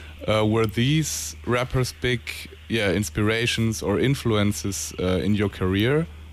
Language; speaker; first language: English; non-native, fluent; German